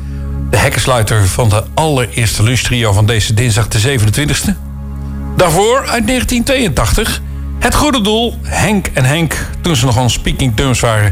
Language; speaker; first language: Dutch; native; Dutch